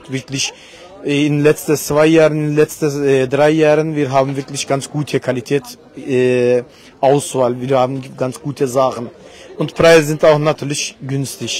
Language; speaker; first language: German; non-native, fluent; Turkish